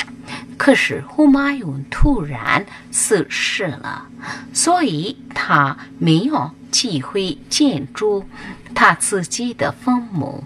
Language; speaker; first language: Chinese; non-native, fluent; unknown